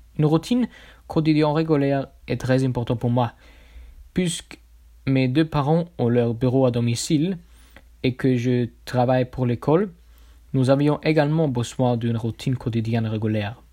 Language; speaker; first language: French; non-native, learner; German